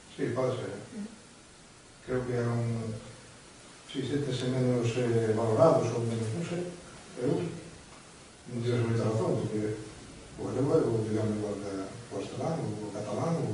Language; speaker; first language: Galician; native; Galician